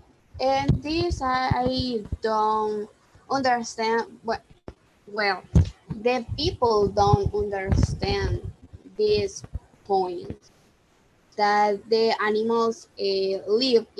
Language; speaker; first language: English; non-native, learner; Spanish